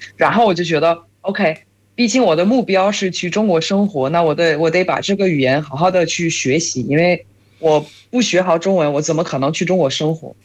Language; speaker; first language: Chinese; non-native, fluent; French